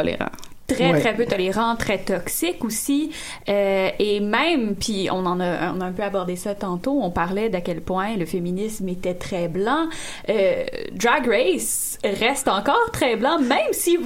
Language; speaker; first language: French; native; French